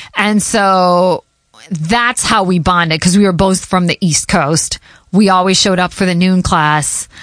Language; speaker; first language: English; early bilingual, other home language; Portuguese